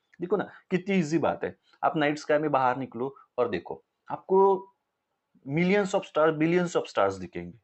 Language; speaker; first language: Hindi; non-native, local second language; Marathi